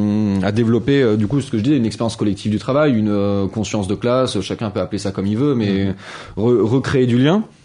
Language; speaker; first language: French; native; French